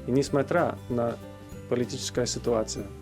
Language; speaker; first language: Russian; non-native, fluent; English